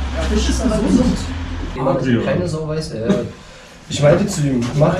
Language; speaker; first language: German; native; German